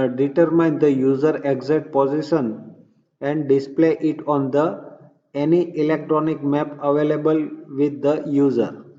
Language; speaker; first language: English; non-native, local second language; Gujarati